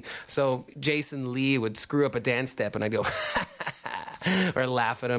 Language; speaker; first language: English; native; English